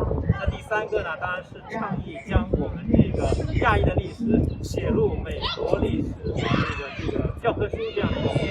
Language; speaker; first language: Chinese; native; Chinese